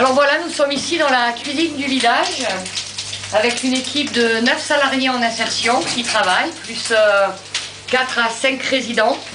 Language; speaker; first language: French; native; French